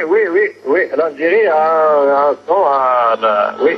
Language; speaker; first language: French; non-native, local second language; Arabic